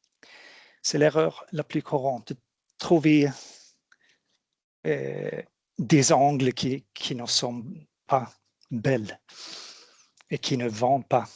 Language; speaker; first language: French; non-native, fluent; Swedish